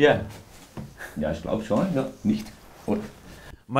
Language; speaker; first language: English; non-native, learner; German